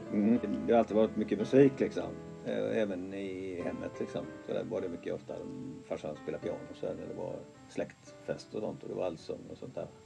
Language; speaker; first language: Swedish; native; Swedish